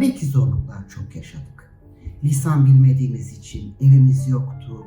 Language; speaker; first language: Turkish; native; Turkish